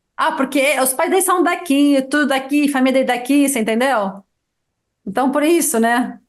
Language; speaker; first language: Portuguese; non-native, fluent; Arabic